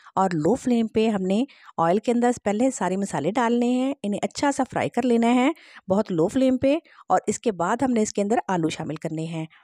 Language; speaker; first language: Hindi; native; Hindi